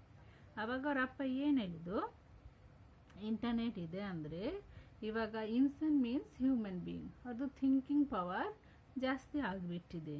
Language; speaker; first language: Kannada; non-native, fluent; Hindi